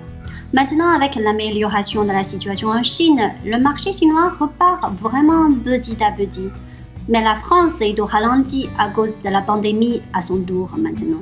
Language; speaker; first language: French; non-native, fluent; Chinese